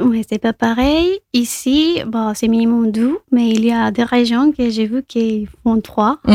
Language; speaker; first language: French; non-native, local second language; Spanish